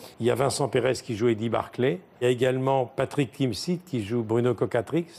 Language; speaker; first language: French; native; French